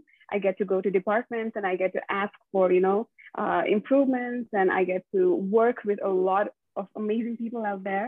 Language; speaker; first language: English; non-native, local second language; Nepali